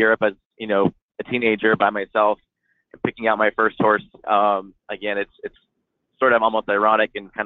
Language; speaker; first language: English; native; English